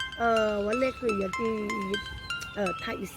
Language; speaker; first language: Korean; non-native, learner; Thai